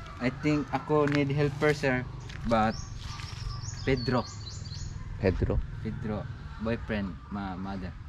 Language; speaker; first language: English; non-native, learner; Cebuano